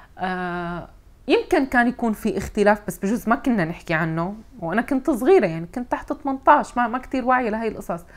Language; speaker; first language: Arabic; native; Arabic